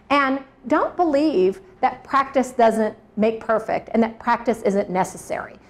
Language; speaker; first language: English; native; English